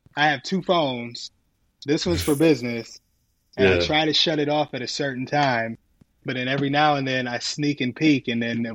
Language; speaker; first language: English; native; English